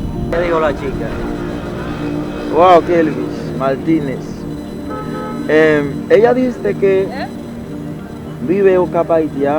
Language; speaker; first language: Spanish; non-native, learner; Haitian Creole